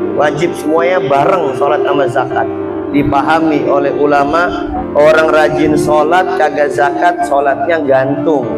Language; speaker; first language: Indonesian; native; Indonesian